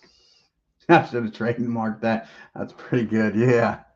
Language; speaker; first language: English; native; English